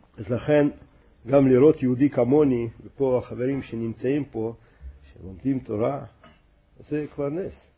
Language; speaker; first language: Hebrew; non-native, fluent; Russian